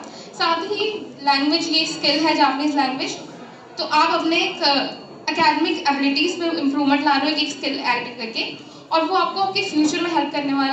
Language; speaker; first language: Hindi; native; Hindi